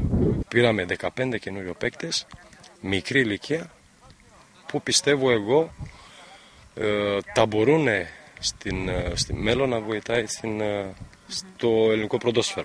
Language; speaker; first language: Greek; non-native, learner; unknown